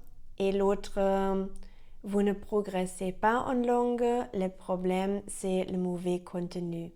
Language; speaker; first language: French; non-native, learner; German